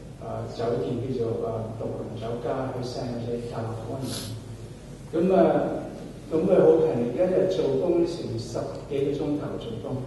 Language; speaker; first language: Cantonese; early bilingual, heritage; Cantonese